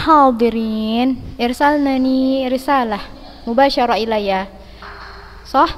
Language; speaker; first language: Arabic; non-native, fluent; Indonesian